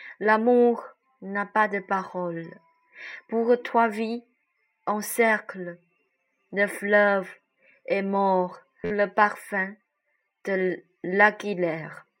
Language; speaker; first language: French; non-native, learner; Chinese